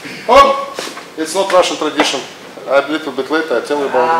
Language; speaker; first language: English; non-native, learner; Russian